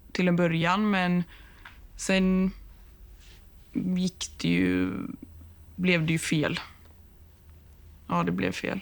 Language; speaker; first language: Swedish; native; Swedish